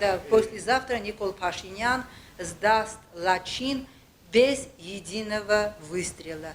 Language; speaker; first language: Russian; non-native, local second language; Armenian